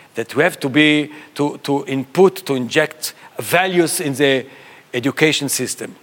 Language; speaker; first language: English; non-native, fluent; Hebrew